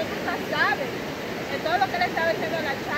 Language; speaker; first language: Spanish; native; Spanish